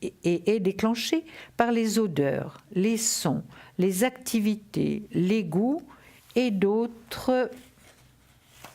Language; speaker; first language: French; native; French